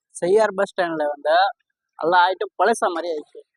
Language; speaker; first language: Tamil; non-native, learner; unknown